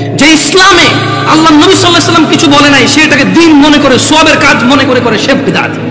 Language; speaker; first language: Bangla; early bilingual, heritage; Bangla